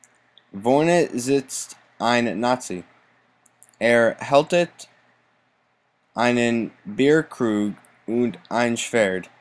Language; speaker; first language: German; non-native, learner; English